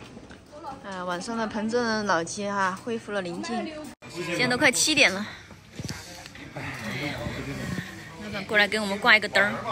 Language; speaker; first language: Chinese; native; Chinese